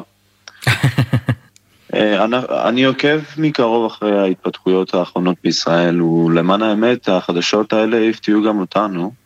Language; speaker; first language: Hebrew; non-native, fluent; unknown